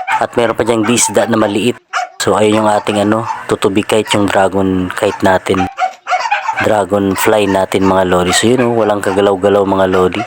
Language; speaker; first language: Filipino; non-native, local second language; Bikol